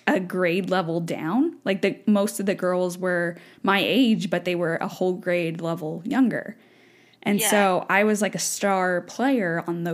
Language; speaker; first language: English; native; English